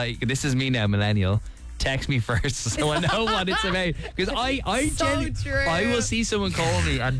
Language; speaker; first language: English; native; English